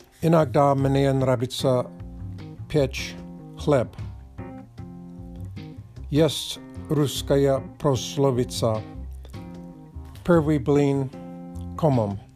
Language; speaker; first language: Russian; non-native, learner; English